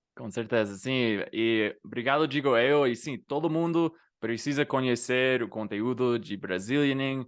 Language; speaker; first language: Portuguese; non-native, fluent; English